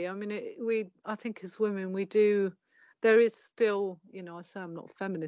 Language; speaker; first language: English; native; English